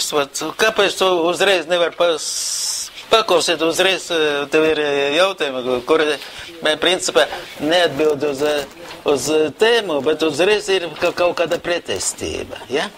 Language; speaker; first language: Latvian; non-native, local second language; Russian